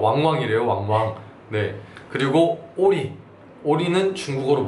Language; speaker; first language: Korean; native; Korean